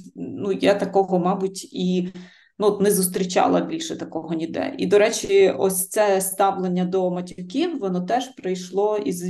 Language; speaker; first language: Ukrainian; native; Ukrainian